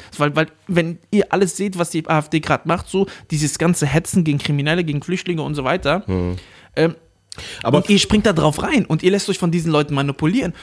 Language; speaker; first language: German; early bilingual, other home language; Arabic